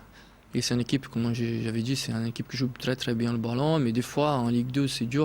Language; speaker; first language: French; non-native, fluent; Portuguese